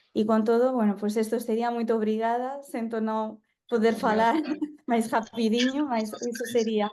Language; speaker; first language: Portuguese; non-native, learner; Spanish